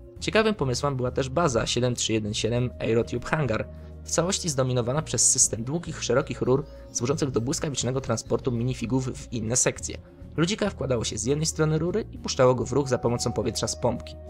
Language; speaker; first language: Polish; native; Polish